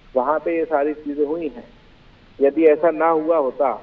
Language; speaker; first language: Hindi; native; Hindi